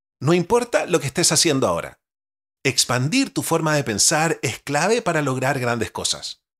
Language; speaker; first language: Spanish; native; Spanish